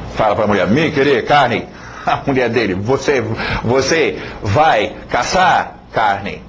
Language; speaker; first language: Portuguese; non-native, fluent; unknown